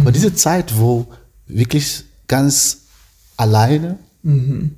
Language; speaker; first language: German; non-native, learner; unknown